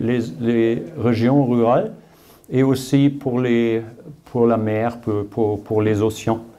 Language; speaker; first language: French; non-native, learner; German